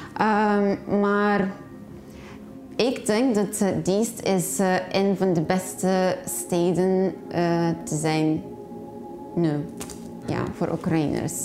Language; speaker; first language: Dutch; non-native, learner; Ukrainian